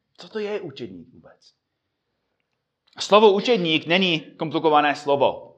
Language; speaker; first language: Czech; non-native, fluent; English